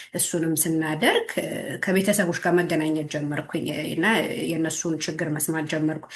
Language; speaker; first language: Amharic; native; Amharic